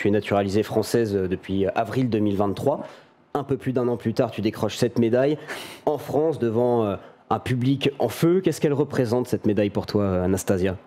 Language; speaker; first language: French; native; French